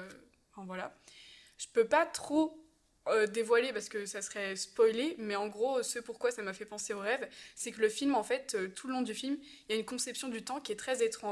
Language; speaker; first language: French; native; French